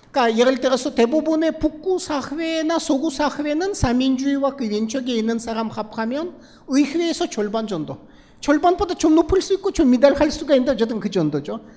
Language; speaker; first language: Korean; non-native, fluent; Russian